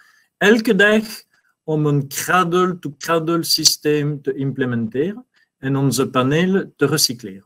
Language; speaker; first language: Dutch; non-native, learner; French